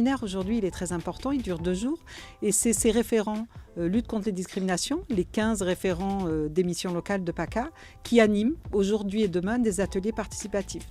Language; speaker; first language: French; native; French